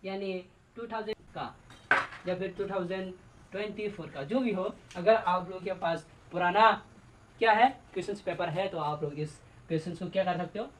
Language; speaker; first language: Hindi; non-native, local second language; Bangla